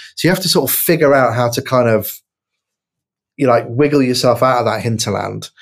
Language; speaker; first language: English; native; English